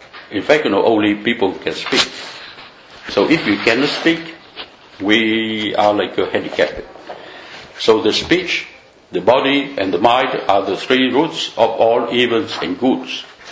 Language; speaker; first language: English; non-native, fluent; Vietnamese